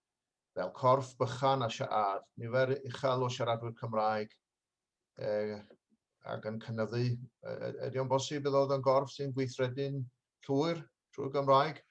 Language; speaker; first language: Welsh; native; Welsh